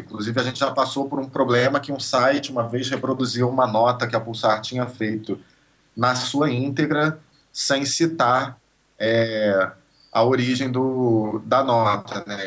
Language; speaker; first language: Portuguese; native; Portuguese